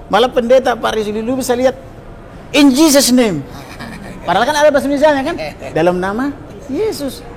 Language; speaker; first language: Indonesian; non-native, local second language; Batak Toba